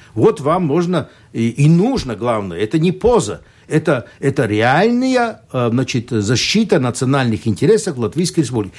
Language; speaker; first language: Russian; non-native, local second language; Latvian